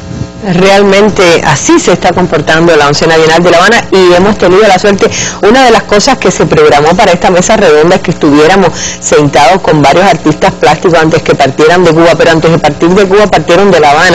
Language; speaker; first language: Spanish; native; Spanish